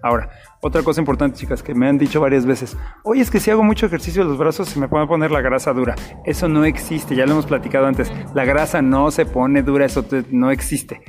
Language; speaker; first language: Spanish; native; Spanish